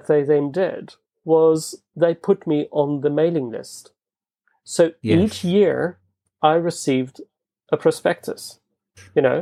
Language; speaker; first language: English; non-native, local second language; Afrikaans